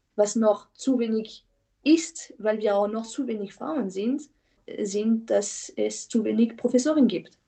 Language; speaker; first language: German; non-native, fluent; French